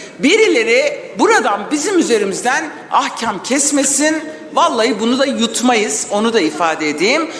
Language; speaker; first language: Turkish; non-native, local second language; Kurdish